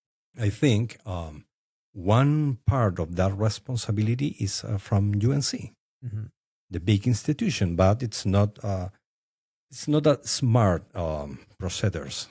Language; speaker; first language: English; non-native, fluent; Spanish